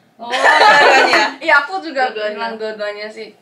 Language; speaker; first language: Indonesian; non-native, fluent; Korean